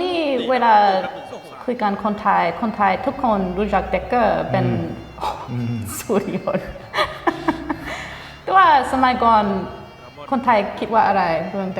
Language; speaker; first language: Thai; non-native, fluent; English